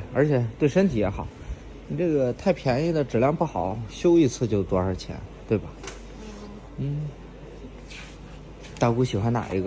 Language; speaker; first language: Chinese; native; Chinese